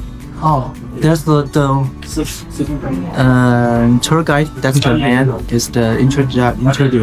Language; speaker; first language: English; non-native, learner; Chinese